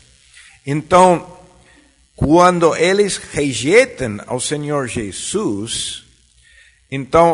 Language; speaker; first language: Portuguese; non-native, fluent; Spanish